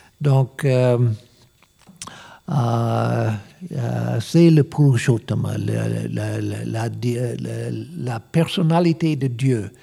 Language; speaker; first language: French; non-native, learner; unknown